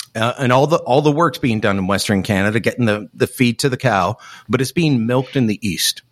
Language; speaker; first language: English; native; English